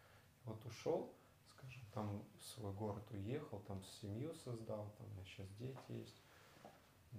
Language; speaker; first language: Russian; native; Russian